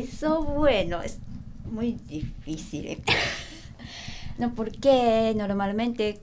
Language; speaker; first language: Spanish; non-native, learner; Japanese